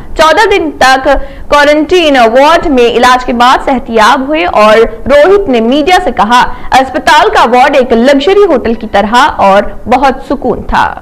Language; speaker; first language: Urdu; native; Urdu